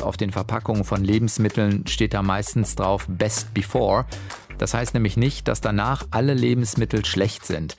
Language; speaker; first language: German; native; German